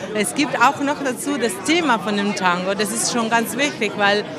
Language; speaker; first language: German; non-native, fluent; Spanish